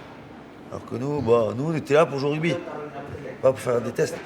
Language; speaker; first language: French; native; French